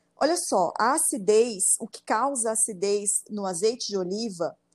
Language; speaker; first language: Portuguese; native; Portuguese